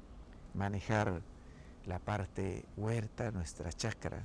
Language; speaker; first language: Spanish; non-native, local second language; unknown